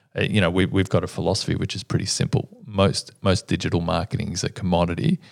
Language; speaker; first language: English; native; English